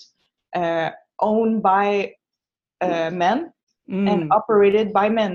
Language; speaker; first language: English; non-native, fluent; French